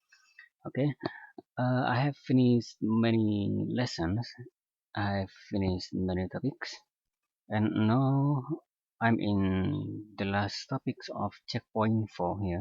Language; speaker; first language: English; non-native, fluent; Indonesian